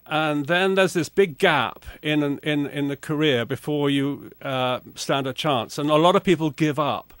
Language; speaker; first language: English; native; English